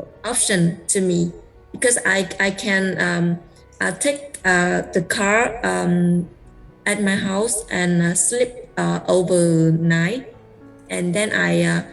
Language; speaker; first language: English; non-native, learner; Vietnamese